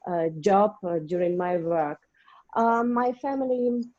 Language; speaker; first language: English; non-native, learner; Russian